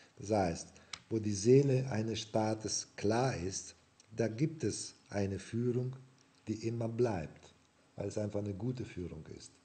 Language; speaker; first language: German; non-native, fluent; Italian